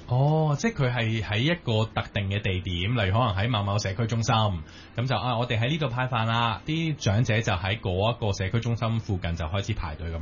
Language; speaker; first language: Cantonese; native; Cantonese